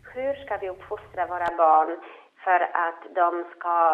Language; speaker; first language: Swedish; non-native, fluent; Polish